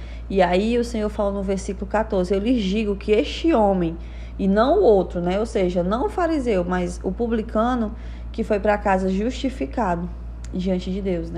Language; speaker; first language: Portuguese; native; Portuguese